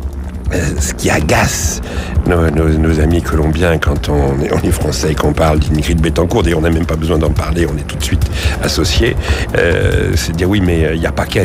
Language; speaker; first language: French; native; French